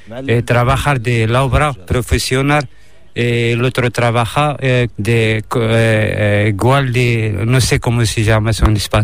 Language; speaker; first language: Spanish; non-native, learner; Arabic